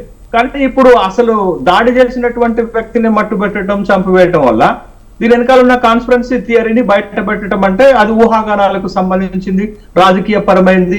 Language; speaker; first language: Telugu; native; Telugu